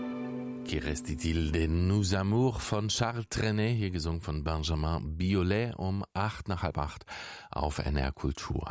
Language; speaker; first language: German; native; German